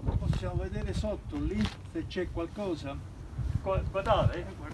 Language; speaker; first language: Italian; non-native, learner; English